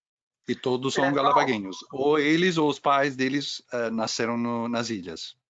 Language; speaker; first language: Portuguese; non-native, fluent; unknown